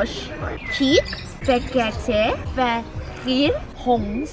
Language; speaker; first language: Hungarian; non-native, learner; Chinese